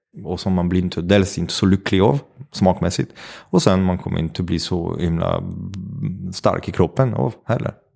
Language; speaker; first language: Swedish; non-native, fluent; French